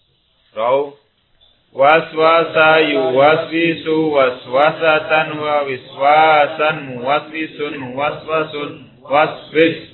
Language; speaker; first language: Arabic; non-native, fluent; Indonesian